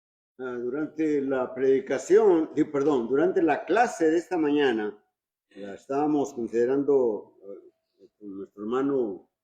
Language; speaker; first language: Spanish; native; Spanish